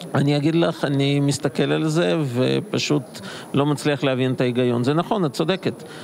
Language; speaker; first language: Hebrew; non-native, fluent; Russian